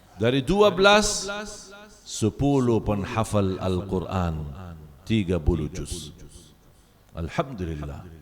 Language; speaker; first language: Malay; non-native, fluent; Arabic